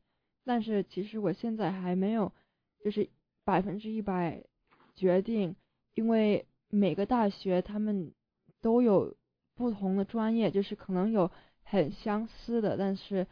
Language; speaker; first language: Chinese; early bilingual, heritage; Chinese